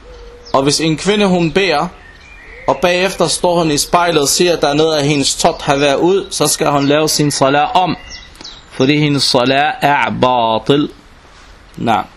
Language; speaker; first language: Danish; non-native, local second language; Arabic